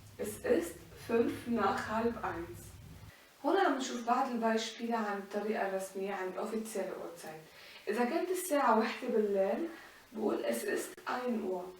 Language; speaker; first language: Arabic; native; Arabic